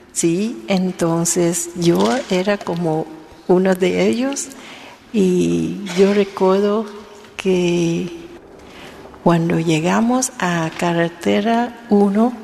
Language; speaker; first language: Spanish; non-native, learner; Vietnamese